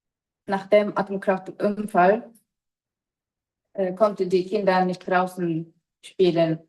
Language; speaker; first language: German; non-native, fluent; Japanese